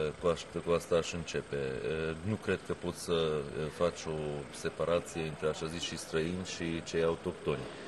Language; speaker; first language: Romanian; non-native, local second language; Hungarian